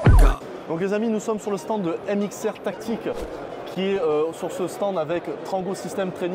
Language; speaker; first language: French; native; French